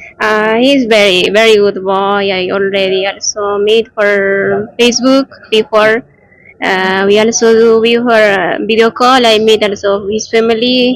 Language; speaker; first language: English; non-native, learner; Spanish